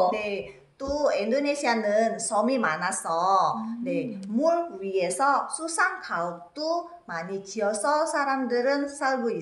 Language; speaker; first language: Korean; non-native, learner; Indonesian